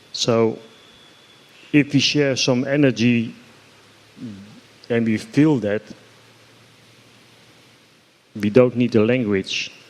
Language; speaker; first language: English; non-native, fluent; Dutch